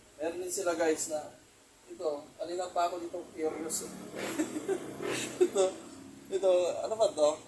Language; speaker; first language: Filipino; native; Filipino